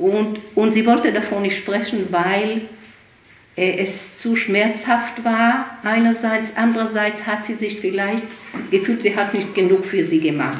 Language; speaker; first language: German; early bilingual, heritage; German